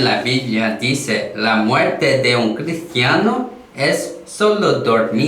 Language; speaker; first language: Spanish; non-native, learner; Korean